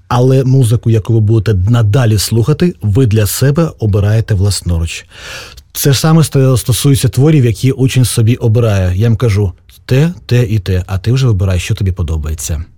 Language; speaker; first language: Ukrainian; native; Ukrainian